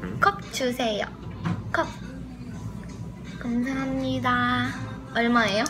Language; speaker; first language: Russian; non-native, learner; Korean